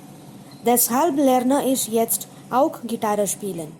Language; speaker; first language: German; non-native, fluent; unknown